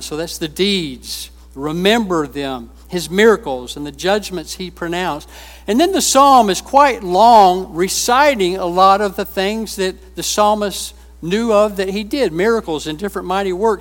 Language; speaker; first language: English; native; English